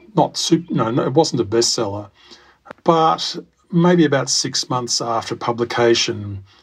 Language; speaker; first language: English; native; English